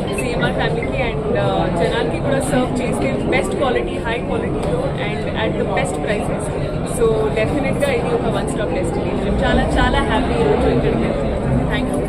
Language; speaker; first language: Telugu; non-native, learner; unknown